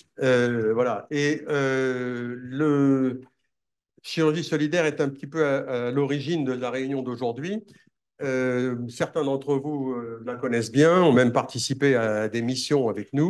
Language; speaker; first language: French; native; French